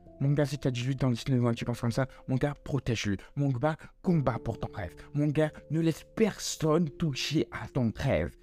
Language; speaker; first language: French; native; French